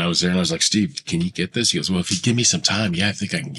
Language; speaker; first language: English; native; English